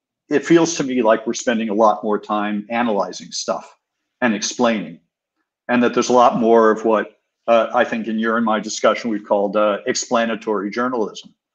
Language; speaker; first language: English; native; English